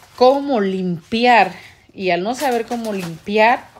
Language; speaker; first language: Spanish; native; Spanish